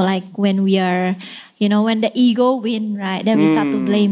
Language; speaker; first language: English; non-native, fluent; Indonesian